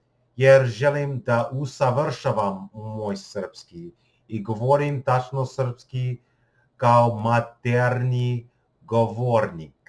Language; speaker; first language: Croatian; non-native, learner; English